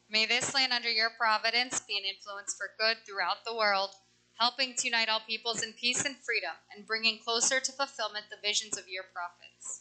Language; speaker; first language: English; native; English